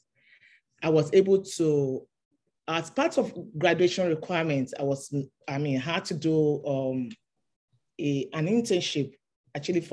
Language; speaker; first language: English; non-native, local second language; Yoruba